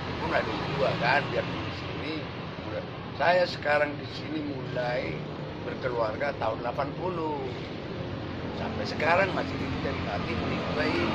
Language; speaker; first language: Indonesian; non-native, local second language; Batak Toba